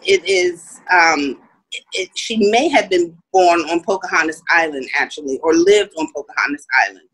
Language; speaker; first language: English; native; English